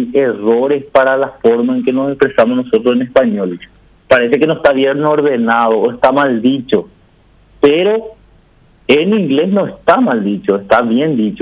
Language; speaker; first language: Spanish; native; Spanish